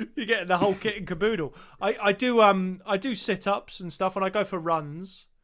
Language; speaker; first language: English; native; English